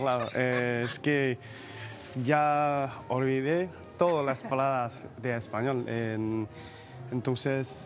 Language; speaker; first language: Spanish; non-native, learner; Chinese